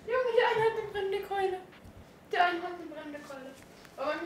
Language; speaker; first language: German; native; German